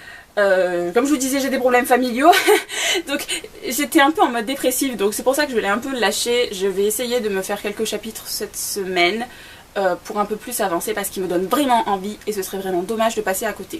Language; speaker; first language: French; native; French